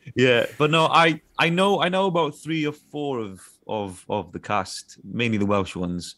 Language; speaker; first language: English; native; English